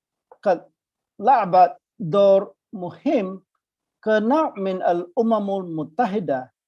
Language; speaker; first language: Arabic; non-native, fluent; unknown